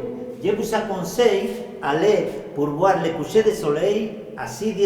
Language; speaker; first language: French; non-native, fluent; Spanish